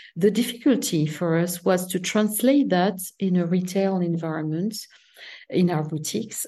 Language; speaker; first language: English; non-native, fluent; French